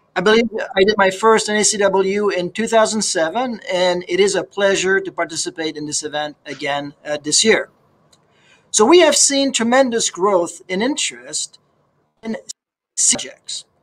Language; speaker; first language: English; native; English